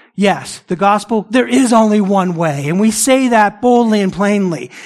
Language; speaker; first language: English; early bilingual, other home language; Italian